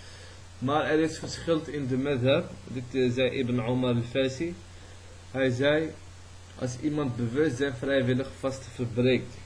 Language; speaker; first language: Dutch; early bilingual, other home language; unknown